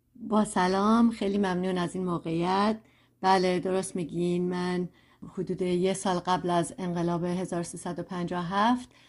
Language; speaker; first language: Persian; early bilingual, heritage; Persian